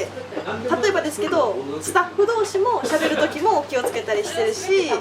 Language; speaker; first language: Japanese; native; Japanese